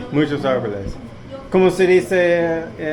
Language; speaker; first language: Spanish; non-native, learner; English